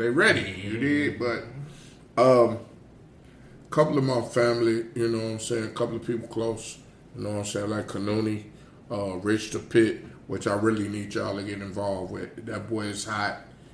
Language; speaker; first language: English; native; English